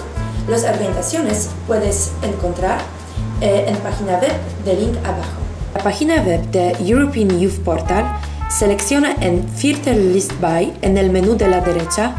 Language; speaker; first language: Spanish; non-native, fluent; Polish